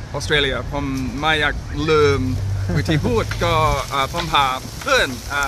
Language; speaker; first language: Thai; non-native, learner; English